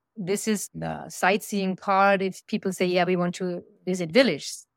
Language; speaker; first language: English; non-native, fluent; German